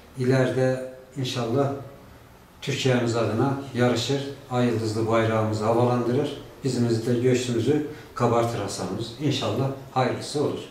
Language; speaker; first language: Turkish; native; Turkish